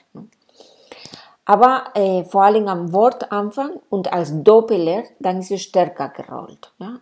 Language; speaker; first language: German; non-native, fluent; Spanish